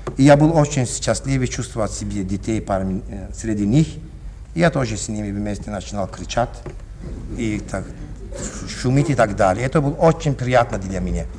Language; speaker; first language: Russian; non-native, learner; Turkish